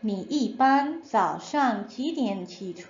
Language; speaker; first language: Chinese; non-native, fluent; English